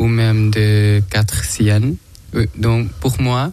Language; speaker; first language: French; non-native, learner; Thai